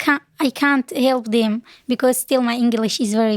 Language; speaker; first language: English; non-native, learner; Kurdish